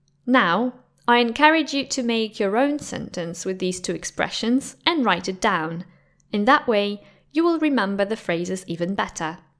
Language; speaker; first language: English; non-native, fluent; Polish